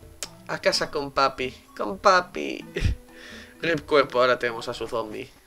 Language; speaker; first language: Spanish; native; Spanish